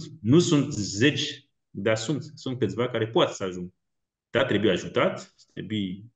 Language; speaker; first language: Romanian; non-native, fluent; French